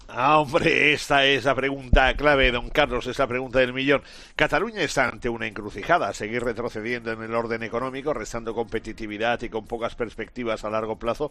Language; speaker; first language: Spanish; native; Spanish